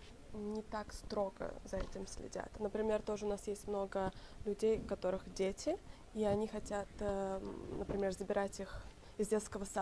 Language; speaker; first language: Russian; native; Russian